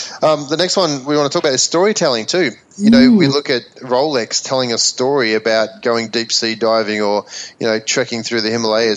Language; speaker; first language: English; native; English